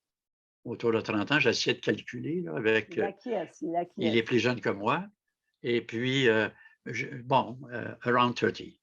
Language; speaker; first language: French; native; French